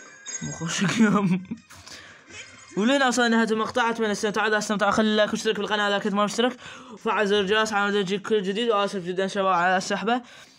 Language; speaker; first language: Arabic; native; Arabic